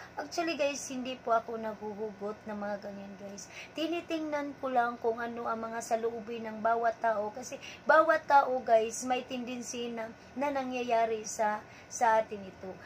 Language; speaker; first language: Filipino; non-native, local second language; Cebuano